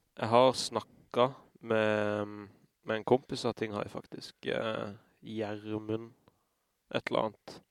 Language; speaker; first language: Norwegian; native; Norwegian